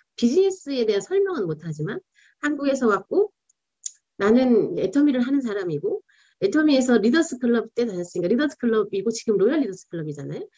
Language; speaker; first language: Korean; native; Korean